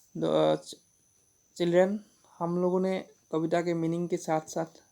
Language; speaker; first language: Hindi; non-native, local second language; Assamese